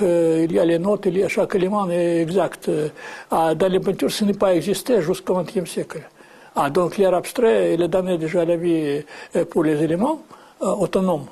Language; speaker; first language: French; non-native, fluent; Russian